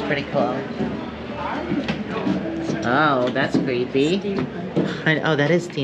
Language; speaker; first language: English; native; English